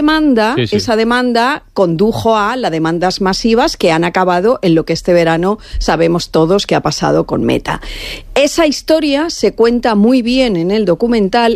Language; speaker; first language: Spanish; native; Spanish